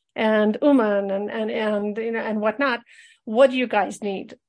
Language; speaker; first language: English; early bilingual, other home language; Russian